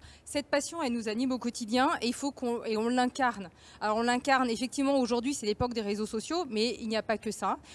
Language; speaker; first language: French; native; French